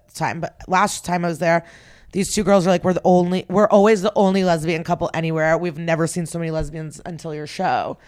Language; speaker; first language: English; early bilingual, other home language; Russian